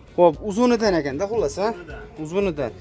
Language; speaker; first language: Turkish; non-native, learner; Uzbek